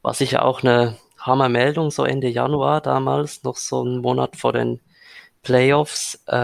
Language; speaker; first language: German; native; German